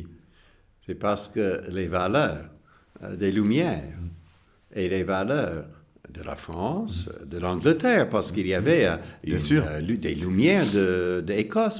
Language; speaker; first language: French; non-native, fluent; English